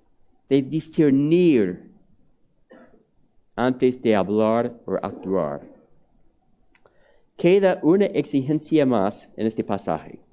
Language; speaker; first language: Spanish; non-native, fluent; English